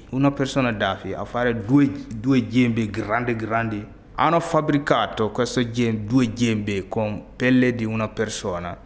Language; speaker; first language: Italian; non-native, learner; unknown